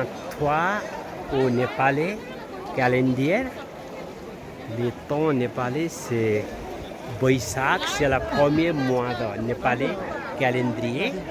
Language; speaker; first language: French; non-native, learner; Nepali